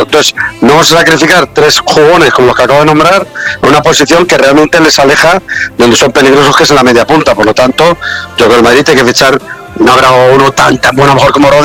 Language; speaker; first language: Spanish; native; Spanish